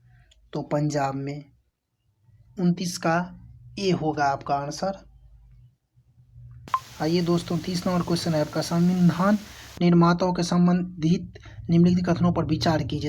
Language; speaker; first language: Hindi; native; Hindi